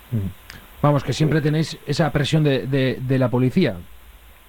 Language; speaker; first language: Spanish; native; Spanish